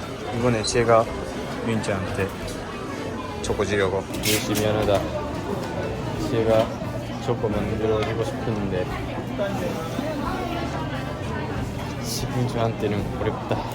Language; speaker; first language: Korean; non-native, learner; Japanese